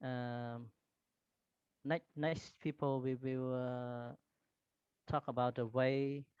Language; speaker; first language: English; non-native, learner; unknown